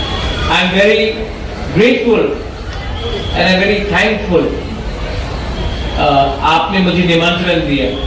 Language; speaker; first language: Hindi; non-native, local second language; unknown